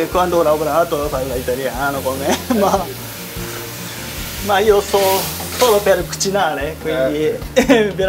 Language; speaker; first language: Italian; non-native, learner; Japanese